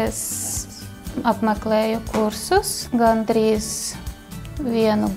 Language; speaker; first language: Latvian; non-native, learner; Russian